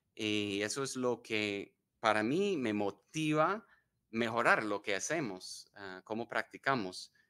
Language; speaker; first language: Spanish; non-native, fluent; English